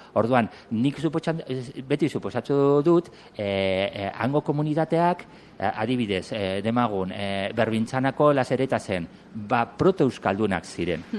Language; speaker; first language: Basque; non-native, local second language; Spanish